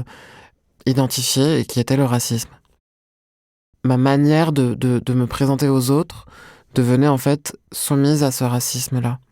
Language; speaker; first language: French; non-native, local second language; Arabic